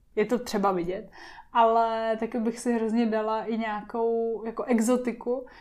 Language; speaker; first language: Czech; native; Czech